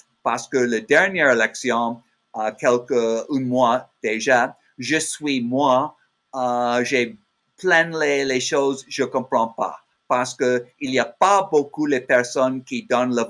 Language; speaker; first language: French; non-native, learner; English